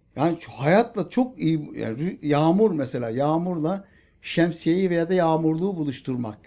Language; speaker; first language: Turkish; native; Turkish